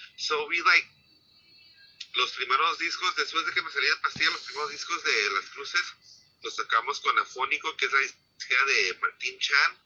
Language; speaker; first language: Spanish; early bilingual, heritage; Spanish